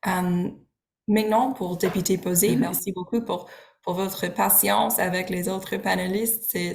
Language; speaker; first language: French; non-native, learner; English